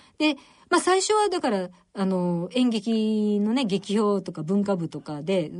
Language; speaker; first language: Japanese; native; Japanese